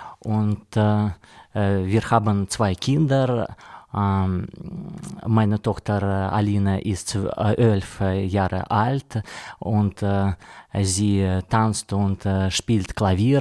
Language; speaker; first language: German; non-native, learner; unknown